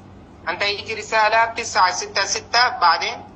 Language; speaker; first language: Arabic; non-native, learner; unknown